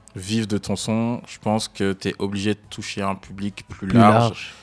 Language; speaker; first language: French; native; French